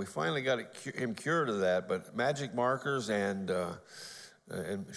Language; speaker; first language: English; native; English